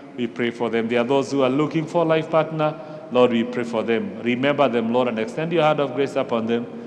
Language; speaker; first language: English; non-native, local second language; Kikuyu